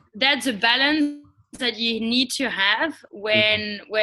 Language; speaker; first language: English; non-native, fluent; French